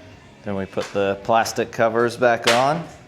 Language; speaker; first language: English; native; English